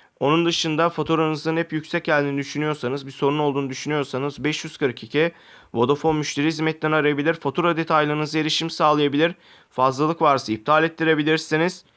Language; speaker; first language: Turkish; native; Turkish